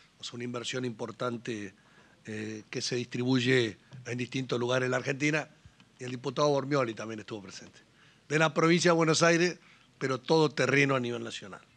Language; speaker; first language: Spanish; native; Spanish